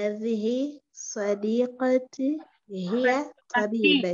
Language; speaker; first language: Arabic; non-native, learner; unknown